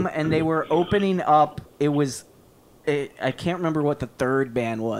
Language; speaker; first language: English; native; English